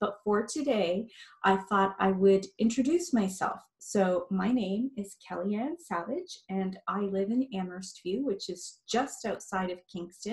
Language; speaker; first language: English; native; English